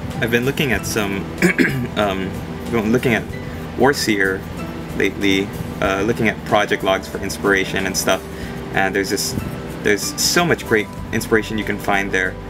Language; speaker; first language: English; native; English